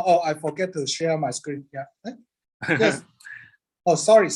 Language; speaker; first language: English; non-native, learner; Cantonese